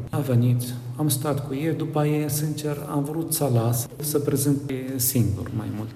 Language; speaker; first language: Romanian; non-native, learner; Arabic